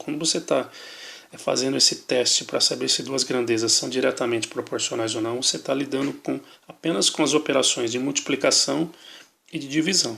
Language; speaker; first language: Portuguese; native; Portuguese